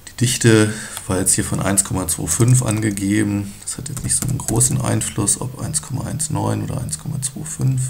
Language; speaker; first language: German; native; German